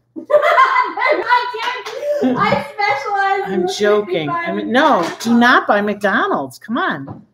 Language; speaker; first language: English; native; English